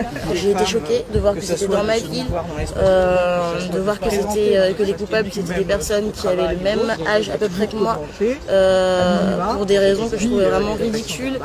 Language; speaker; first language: French; native; French